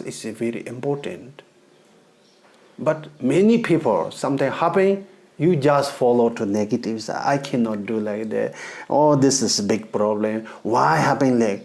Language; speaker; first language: English; non-native, learner; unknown